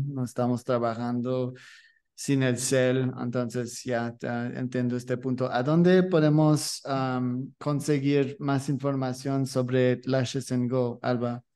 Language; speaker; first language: Spanish; non-native, learner; French